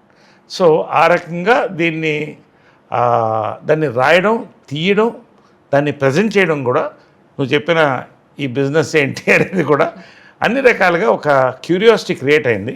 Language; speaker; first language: Telugu; native; Telugu